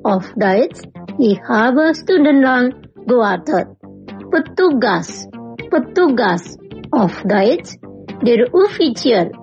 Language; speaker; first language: German; non-native, fluent; Indonesian